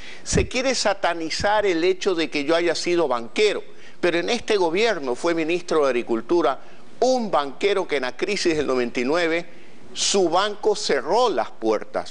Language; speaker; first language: Spanish; native; Spanish